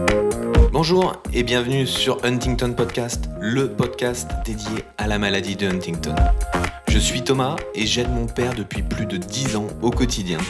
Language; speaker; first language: French; native; French